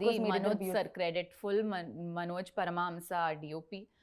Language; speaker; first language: Telugu; non-native, learner; Tulu